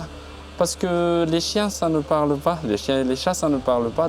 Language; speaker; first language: French; non-native, local second language; Malagasy